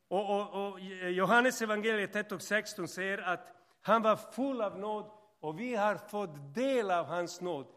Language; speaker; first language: Swedish; non-native, fluent; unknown